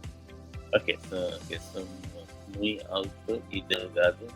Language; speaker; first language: Spanish; non-native, learner; English